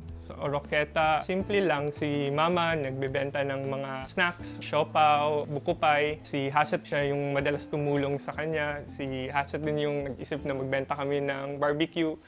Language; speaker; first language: Filipino; native; Filipino